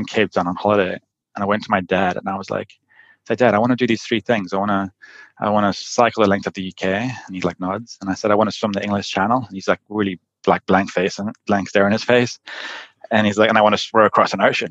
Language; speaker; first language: English; native; English